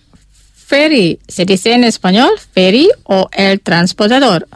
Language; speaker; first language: Spanish; non-native, fluent; Indonesian